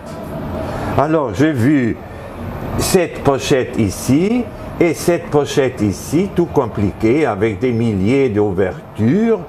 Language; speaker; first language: French; non-native, fluent; Spanish